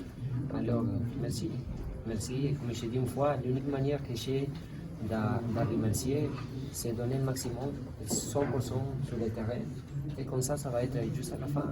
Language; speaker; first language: French; non-native, learner; Spanish